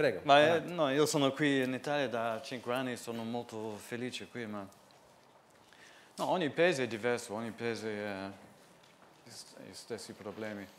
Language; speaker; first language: Italian; non-native, fluent; English